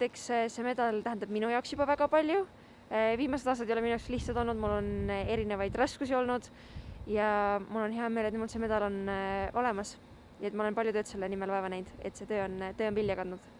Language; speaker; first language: Estonian; native; Estonian